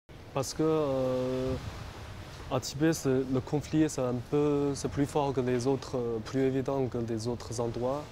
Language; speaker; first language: French; non-native, fluent; Chinese